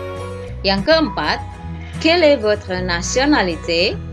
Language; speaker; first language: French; non-native, fluent; Indonesian